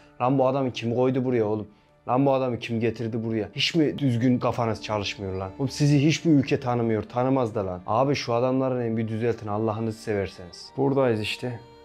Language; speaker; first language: Turkish; native; Turkish